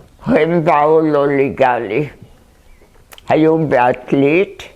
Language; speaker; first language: Hebrew; non-native, fluent; German